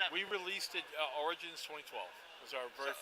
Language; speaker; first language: English; native; English